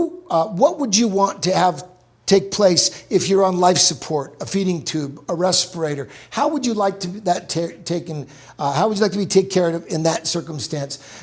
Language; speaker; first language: English; native; English